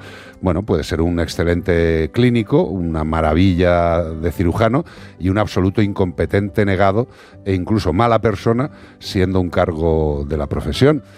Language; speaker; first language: Spanish; native; Spanish